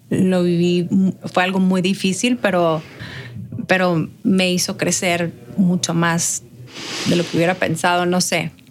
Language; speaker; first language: Spanish; native; Spanish